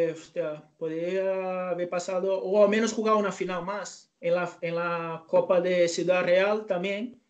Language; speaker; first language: Spanish; non-native, fluent; Portuguese